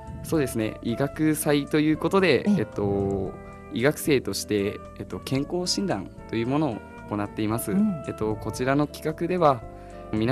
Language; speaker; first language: Japanese; native; Japanese